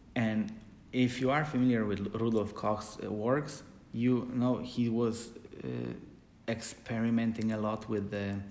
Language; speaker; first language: English; non-native, fluent; Polish